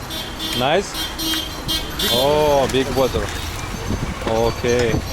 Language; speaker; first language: English; non-native, learner; Russian